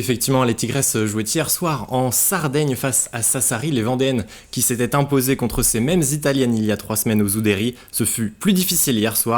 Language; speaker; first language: French; native; French